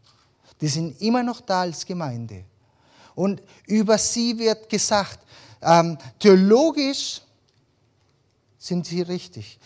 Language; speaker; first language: German; early bilingual, other home language; Spanish